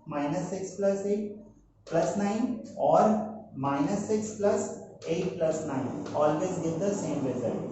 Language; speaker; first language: English; non-native, local second language; Hindi